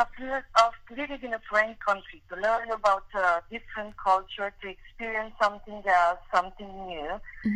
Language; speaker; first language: English; non-native, fluent; Hungarian